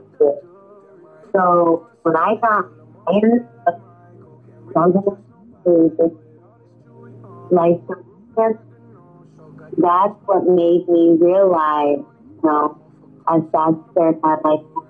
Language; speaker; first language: English; native; English